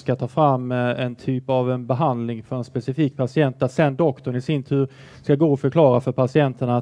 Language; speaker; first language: Swedish; native; Swedish